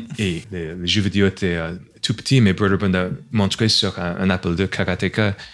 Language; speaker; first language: French; non-native, fluent; English